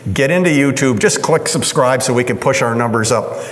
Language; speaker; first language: English; native; English